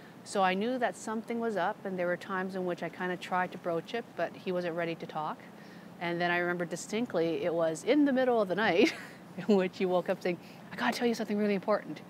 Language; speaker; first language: English; native; English